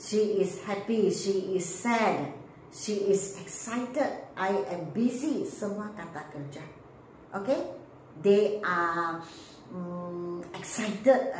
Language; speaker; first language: English; non-native, local second language; Malay